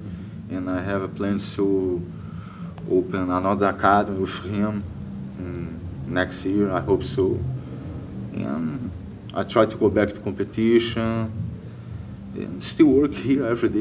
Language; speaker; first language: English; non-native, learner; Portuguese